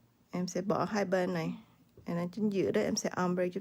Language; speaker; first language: Vietnamese; early bilingual, heritage; Vietnamese